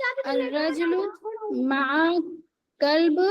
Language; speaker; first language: Arabic; non-native, learner; Urdu